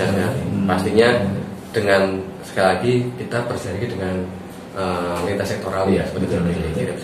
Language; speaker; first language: Indonesian; native; Indonesian